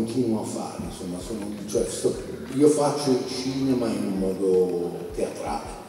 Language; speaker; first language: Italian; native; Italian